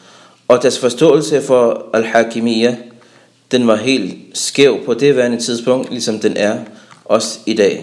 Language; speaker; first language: Danish; early bilingual, other home language; Arabic